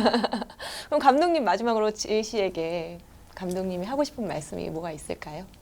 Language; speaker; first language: Korean; native; Korean